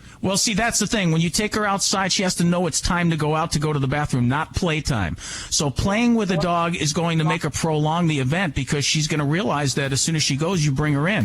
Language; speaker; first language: English; native; English